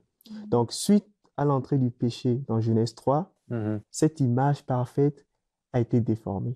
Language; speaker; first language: French; native; French